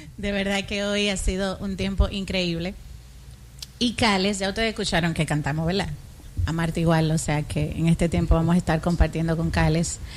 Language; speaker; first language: Spanish; native; Spanish